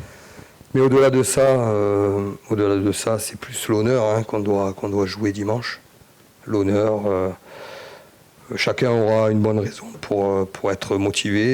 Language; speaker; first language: French; native; French